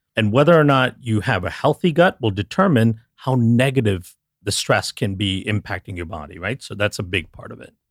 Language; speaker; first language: English; non-native, local second language; Tamil